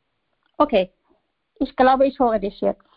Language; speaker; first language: German; non-native, learner; Persian